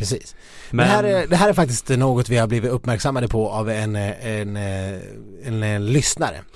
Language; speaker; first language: Swedish; native; Swedish